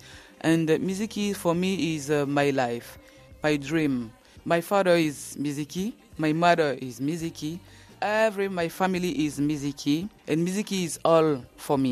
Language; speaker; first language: English; non-native, learner; French